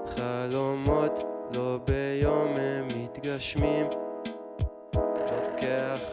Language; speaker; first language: Hebrew; native; Hebrew